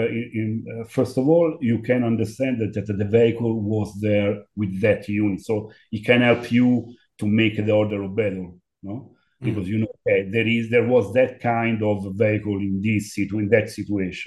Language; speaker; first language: English; non-native, learner; Italian